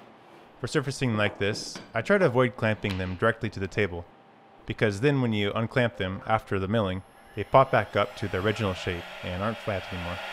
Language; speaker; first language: English; native; English